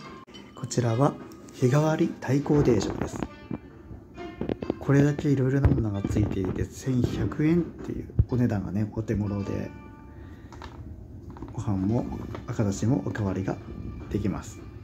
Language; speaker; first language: Japanese; native; Japanese